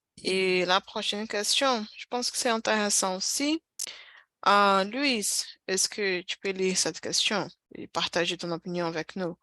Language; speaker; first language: French; non-native, fluent; Portuguese